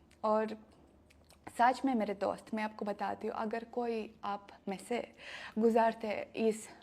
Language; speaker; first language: Hindi; non-native, fluent; Russian